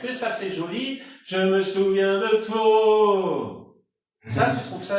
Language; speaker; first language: French; native; French